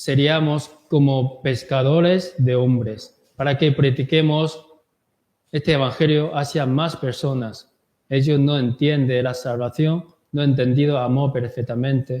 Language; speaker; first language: Spanish; non-native, learner; Korean